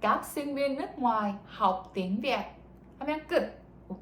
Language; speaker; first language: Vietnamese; non-native, fluent; Korean